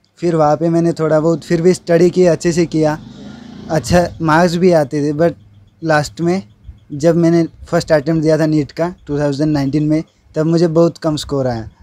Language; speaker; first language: Hindi; non-native, local second language; Marathi